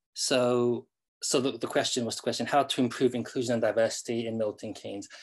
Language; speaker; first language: English; native; English